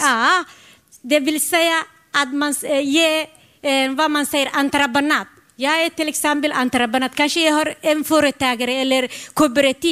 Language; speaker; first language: Swedish; non-native, learner; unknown